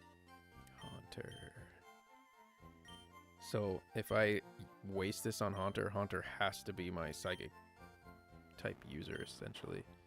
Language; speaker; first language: English; native; English